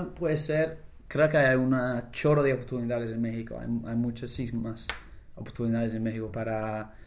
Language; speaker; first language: Spanish; non-native, fluent; English